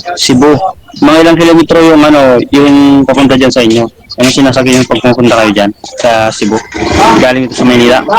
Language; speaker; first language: Filipino; non-native, local second language; Iloko